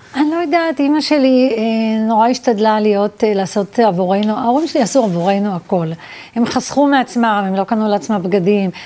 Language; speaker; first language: Hebrew; early bilingual, other home language; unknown